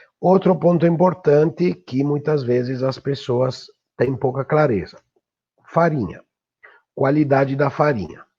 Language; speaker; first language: Portuguese; non-native, fluent; Italian